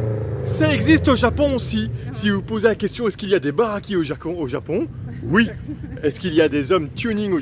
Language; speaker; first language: French; native; French